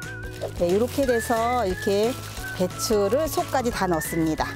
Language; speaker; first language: Korean; native; Korean